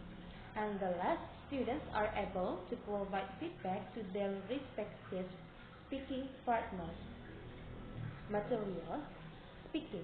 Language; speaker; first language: English; non-native, learner; Indonesian